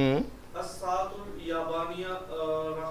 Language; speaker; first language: Arabic; non-native, learner; Urdu